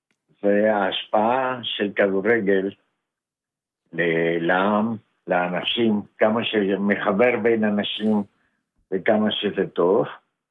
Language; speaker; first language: Hebrew; non-native, fluent; Spanish